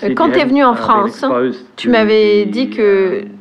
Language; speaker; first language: French; non-native, fluent; English